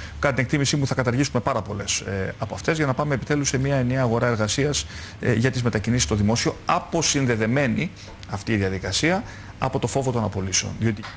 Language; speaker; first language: Greek; native; Greek